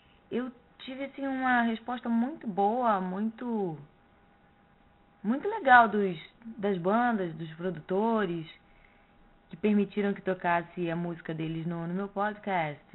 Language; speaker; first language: Portuguese; native; Portuguese